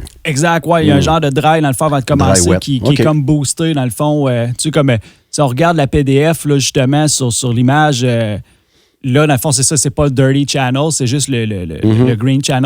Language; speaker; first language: French; native; French